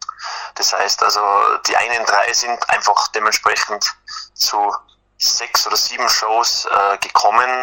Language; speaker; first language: German; native; German